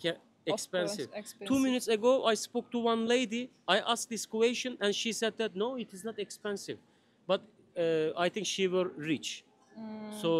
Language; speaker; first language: English; non-native, learner; Turkish